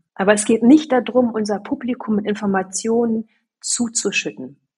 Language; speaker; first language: German; native; German